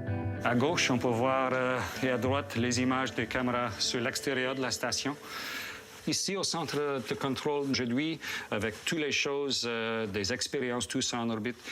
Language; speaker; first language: French; non-native, fluent; English